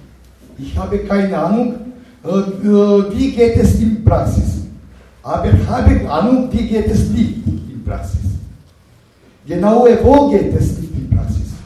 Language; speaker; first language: German; non-native, learner; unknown